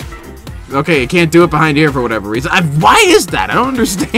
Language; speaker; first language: English; native; English